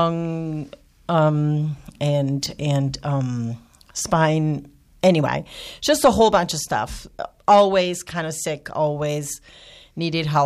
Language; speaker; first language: English; non-native, fluent; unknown